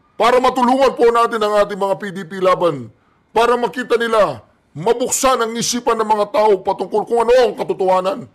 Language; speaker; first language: Filipino; native; Filipino